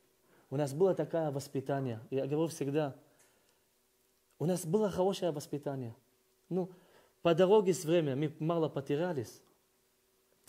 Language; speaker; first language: Russian; early bilingual, heritage; Russian